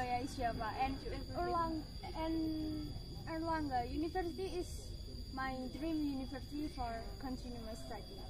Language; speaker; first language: English; non-native, learner; Indonesian